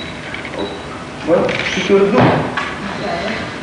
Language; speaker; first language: Swedish; non-native, learner; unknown